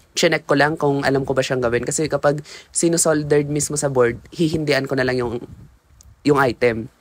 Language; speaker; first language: Filipino; native; Filipino